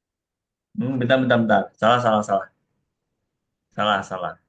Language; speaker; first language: Indonesian; native; Indonesian